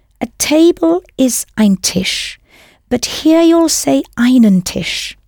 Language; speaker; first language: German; non-native, fluent; English